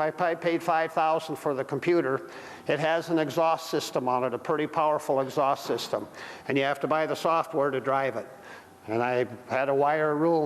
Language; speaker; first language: English; native; English